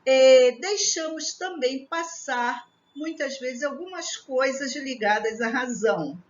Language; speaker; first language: Portuguese; native; Portuguese